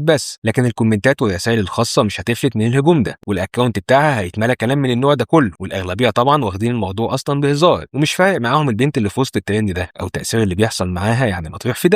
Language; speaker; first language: Arabic; native; Arabic